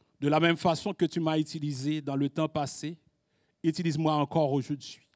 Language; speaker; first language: French; non-native, local second language; Haitian Creole